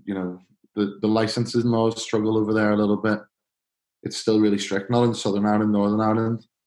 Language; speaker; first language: English; native; English